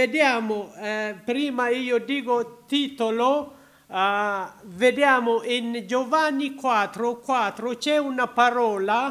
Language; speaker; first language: Italian; non-native, learner; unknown